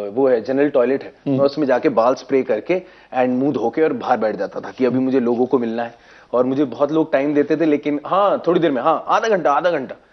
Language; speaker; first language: Hindi; native; Hindi